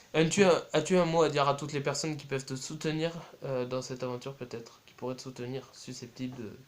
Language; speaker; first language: French; native; French